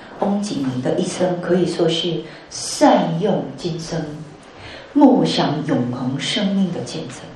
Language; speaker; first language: Chinese; early bilingual, heritage; Chinese